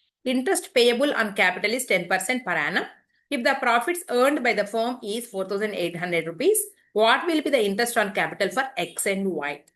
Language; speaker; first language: English; non-native, local second language; Telugu